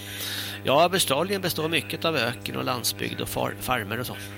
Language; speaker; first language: Swedish; native; Swedish